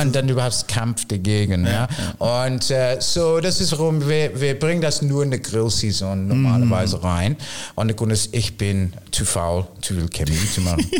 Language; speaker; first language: German; non-native, fluent; English